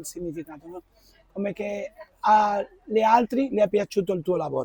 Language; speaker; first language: Italian; non-native, fluent; Spanish